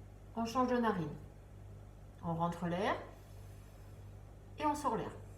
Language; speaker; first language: French; native; French